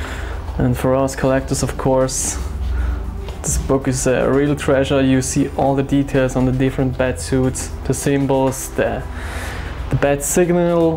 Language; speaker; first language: English; non-native, fluent; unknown